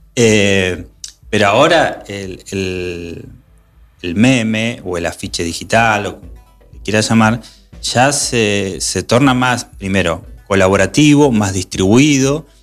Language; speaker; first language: Spanish; native; Spanish